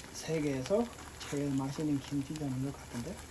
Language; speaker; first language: Korean; non-native, learner; English